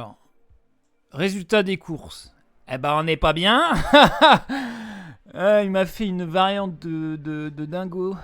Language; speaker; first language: French; native; French